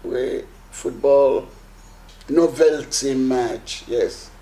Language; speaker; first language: English; non-native, local second language; Yoruba